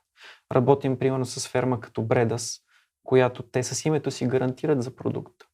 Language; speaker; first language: Bulgarian; native; Bulgarian